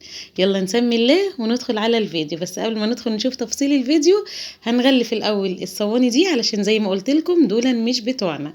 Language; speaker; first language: Arabic; native; Arabic